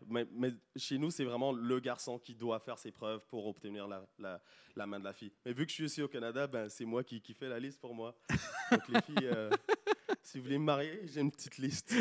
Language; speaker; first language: French; non-native, local second language; Lingala